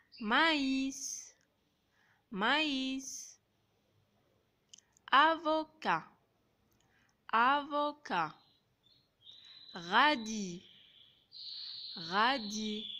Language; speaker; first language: French; non-native, local second language; Arabic